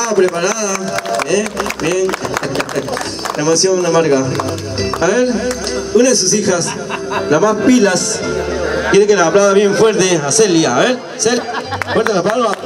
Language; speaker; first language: Spanish; native; Spanish